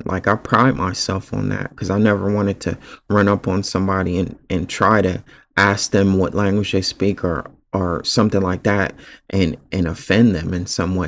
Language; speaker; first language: English; native; English